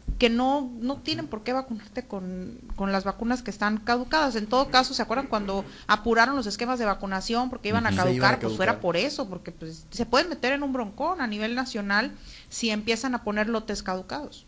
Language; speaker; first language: Spanish; native; Spanish